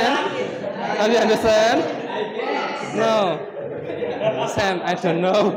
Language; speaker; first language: English; non-native, learner; Indonesian